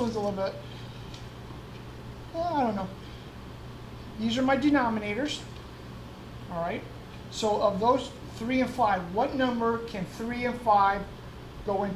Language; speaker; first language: English; native; English